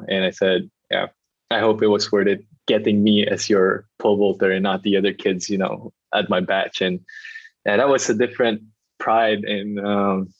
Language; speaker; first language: English; non-native, local second language; Filipino